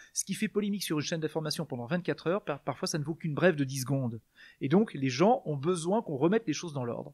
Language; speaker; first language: French; native; French